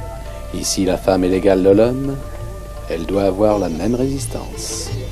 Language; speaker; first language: French; native; French